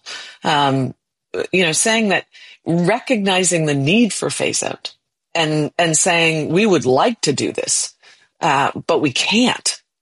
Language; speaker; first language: English; native; English